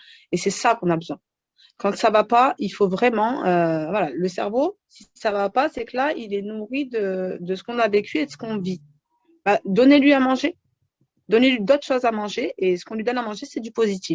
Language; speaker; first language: French; native; French